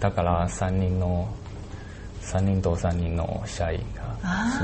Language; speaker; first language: Japanese; non-native, learner; Chinese